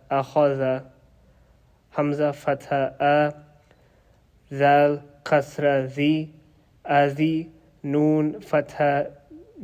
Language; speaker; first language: Arabic; non-native, learner; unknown